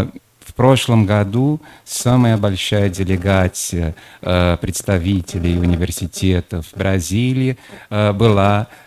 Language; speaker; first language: Russian; non-native, fluent; Portuguese